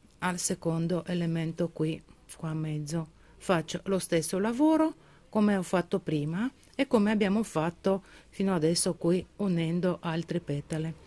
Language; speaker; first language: Italian; non-native, fluent; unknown